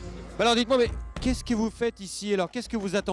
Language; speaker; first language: French; native; French